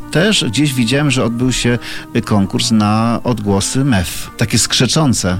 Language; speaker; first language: Polish; native; Polish